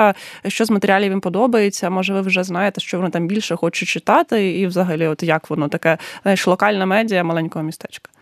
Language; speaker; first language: Ukrainian; native; Ukrainian